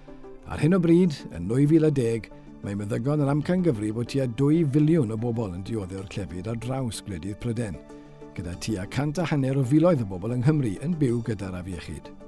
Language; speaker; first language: Welsh; native; Welsh